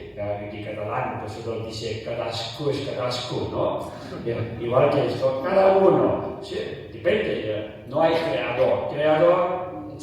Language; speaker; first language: Spanish; non-native, fluent; Tibetan